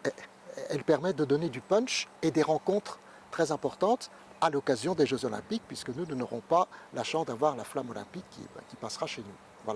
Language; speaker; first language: French; native; French